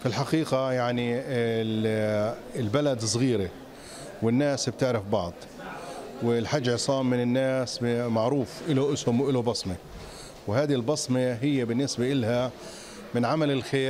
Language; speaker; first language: Arabic; native; Arabic